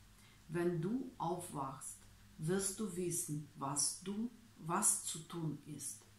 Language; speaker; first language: German; non-native, fluent; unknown